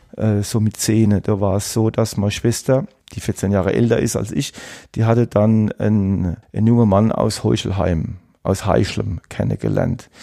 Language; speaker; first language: German; native; German